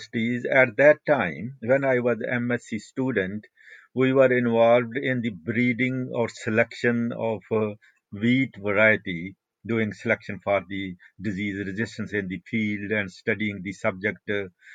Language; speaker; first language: English; non-native, local second language; Punjabi